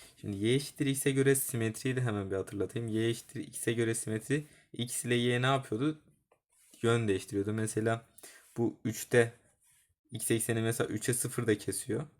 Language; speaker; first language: Turkish; native; Turkish